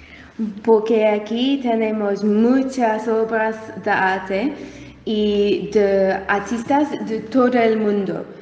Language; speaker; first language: Spanish; non-native, learner; English